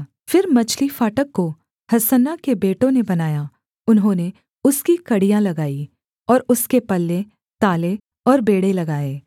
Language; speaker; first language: Hindi; native; Hindi